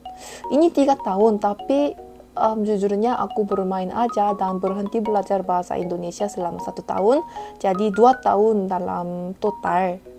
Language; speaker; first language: Indonesian; non-native, fluent; Korean